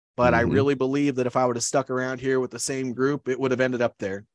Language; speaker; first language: English; native; English